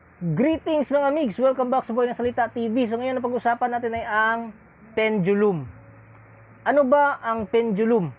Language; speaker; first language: Filipino; non-native, local second language; Cebuano